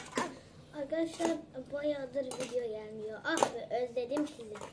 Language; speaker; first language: Turkish; early bilingual, other home language; Persian